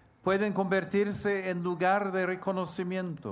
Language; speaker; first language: Spanish; non-native, fluent; English